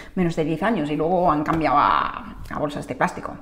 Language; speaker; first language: Spanish; non-native, fluent; English